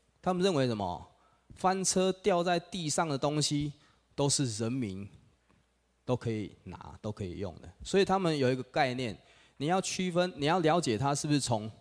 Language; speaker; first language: Chinese; native; Chinese